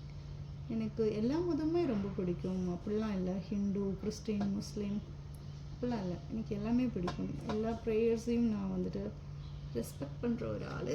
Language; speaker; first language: Tamil; non-native, local second language; Malayalam